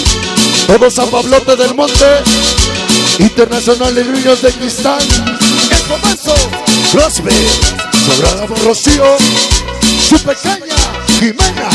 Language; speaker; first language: Spanish; native; Spanish